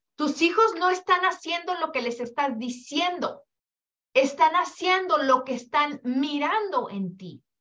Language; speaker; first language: Spanish; early bilingual, heritage; Spanish